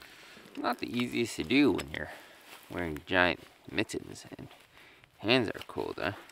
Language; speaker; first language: English; native; English